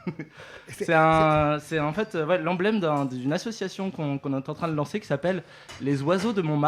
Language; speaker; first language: French; native; French